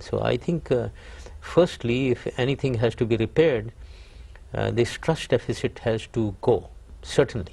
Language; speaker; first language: English; non-native, local second language; Urdu